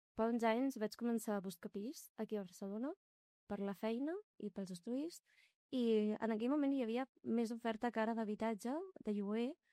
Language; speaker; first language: Catalan; non-native, local second language; Arabic